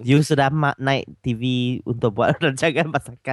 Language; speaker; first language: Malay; non-native, local second language; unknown